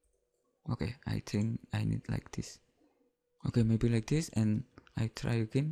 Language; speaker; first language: English; non-native, learner; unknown